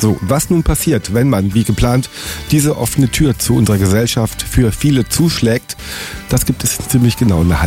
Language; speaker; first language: German; native; German